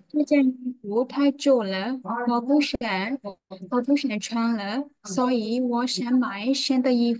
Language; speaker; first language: Chinese; non-native, learner; Thai